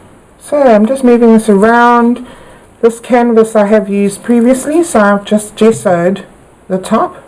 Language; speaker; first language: English; native; English